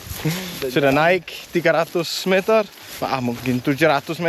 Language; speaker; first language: Indonesian; non-native, learner; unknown